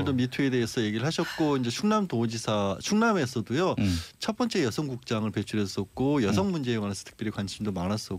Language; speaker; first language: Korean; native; Korean